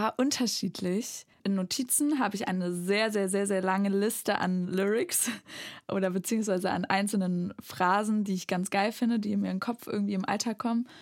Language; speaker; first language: German; native; German